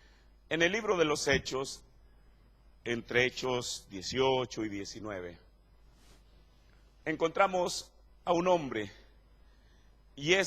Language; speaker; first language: Spanish; native; Spanish